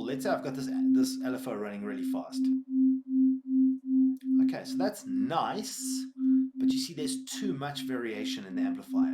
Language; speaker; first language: English; native; English